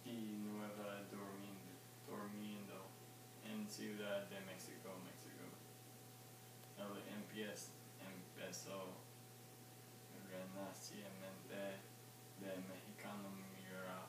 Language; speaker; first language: Spanish; non-native, learner; English